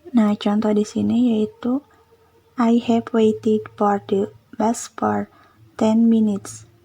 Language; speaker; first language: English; non-native, learner; Indonesian